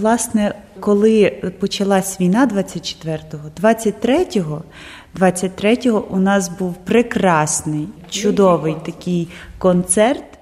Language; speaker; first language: Polish; non-native, learner; Ukrainian